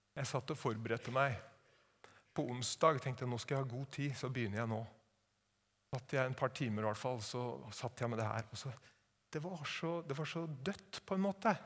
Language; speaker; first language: Norwegian; native; Norwegian